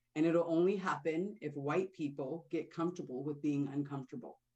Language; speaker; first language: English; native; English